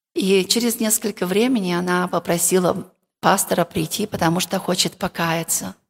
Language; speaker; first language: Russian; non-native, local second language; Romanian